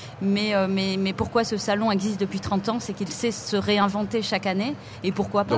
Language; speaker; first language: French; native; French